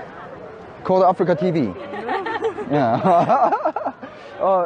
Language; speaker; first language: English; non-native, fluent; Korean